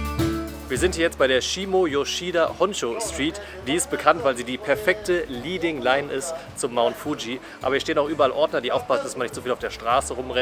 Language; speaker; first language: German; native; German